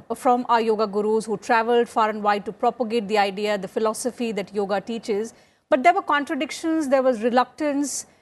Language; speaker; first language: English; non-native, local second language; Hindi